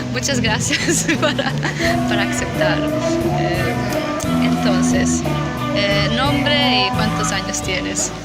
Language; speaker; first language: Spanish; non-native, learner; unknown